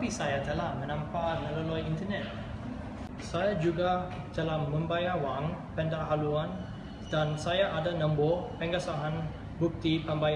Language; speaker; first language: Malay; non-native, learner; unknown